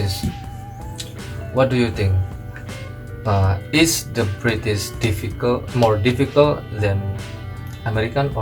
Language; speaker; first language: English; non-native, learner; Indonesian